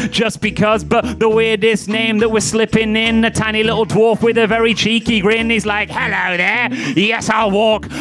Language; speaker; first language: English; native; English